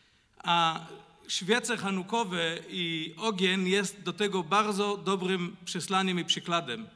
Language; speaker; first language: Polish; non-native, learner; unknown